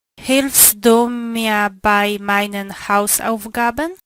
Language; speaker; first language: German; non-native, learner; Polish